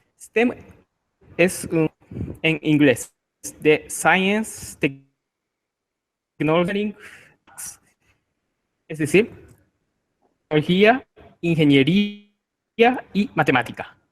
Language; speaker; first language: Spanish; non-native, learner; Japanese